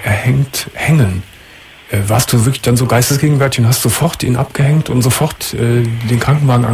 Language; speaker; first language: German; native; German